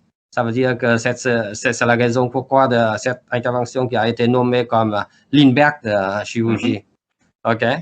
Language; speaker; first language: French; non-native, learner; Vietnamese